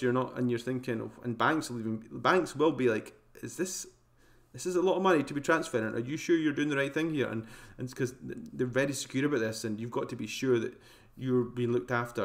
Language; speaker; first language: English; native; English